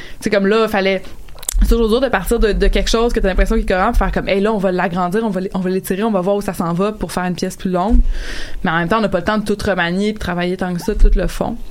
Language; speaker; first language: French; native; French